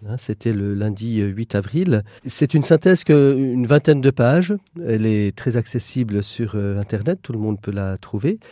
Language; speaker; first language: French; native; French